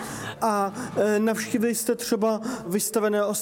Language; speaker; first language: Czech; native; Czech